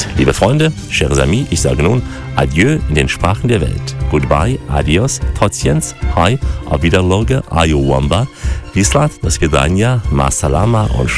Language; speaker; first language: German; native; German